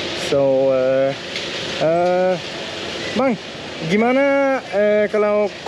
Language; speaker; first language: Indonesian; non-native, learner; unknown